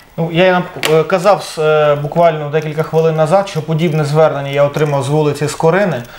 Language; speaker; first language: Ukrainian; native; Ukrainian